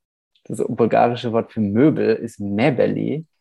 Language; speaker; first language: German; native; German